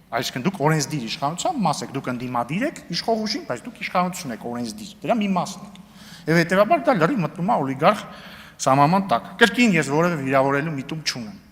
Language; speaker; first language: Armenian; native; Armenian